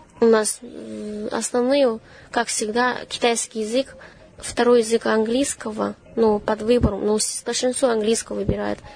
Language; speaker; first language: Russian; non-native, fluent; Chinese